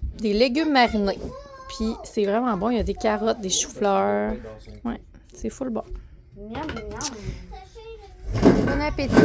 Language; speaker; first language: French; native; French